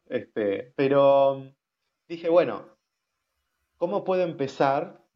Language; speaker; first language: Spanish; native; Spanish